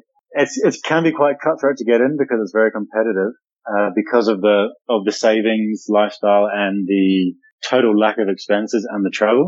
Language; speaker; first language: English; native; English